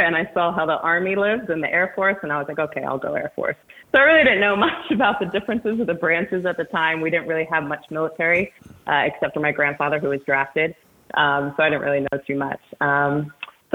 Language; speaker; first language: English; native; English